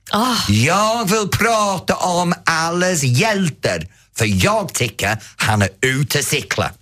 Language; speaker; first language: Swedish; non-native, fluent; English